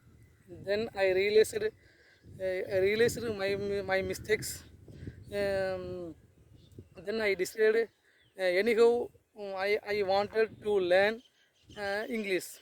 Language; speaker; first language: English; non-native, learner; Tamil